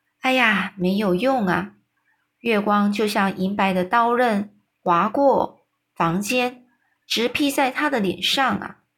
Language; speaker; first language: Chinese; native; Chinese